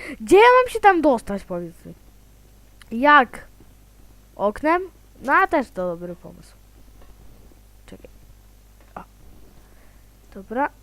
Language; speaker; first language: Polish; native; Polish